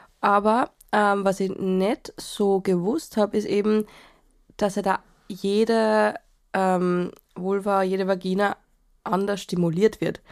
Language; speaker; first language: German; native; German